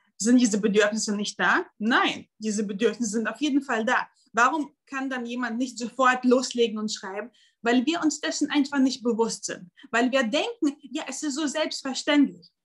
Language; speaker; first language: German; non-native, fluent; Russian